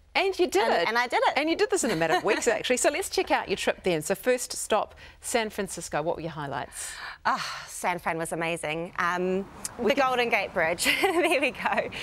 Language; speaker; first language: English; native; English